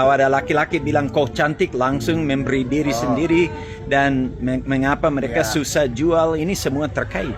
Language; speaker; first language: Indonesian; non-native, fluent; English